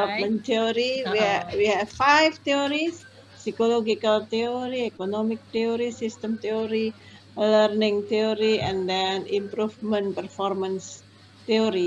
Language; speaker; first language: English; non-native, fluent; Indonesian